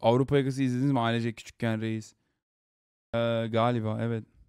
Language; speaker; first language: Turkish; early bilingual, heritage; Turkish